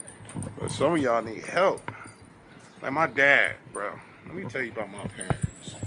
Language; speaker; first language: English; native; English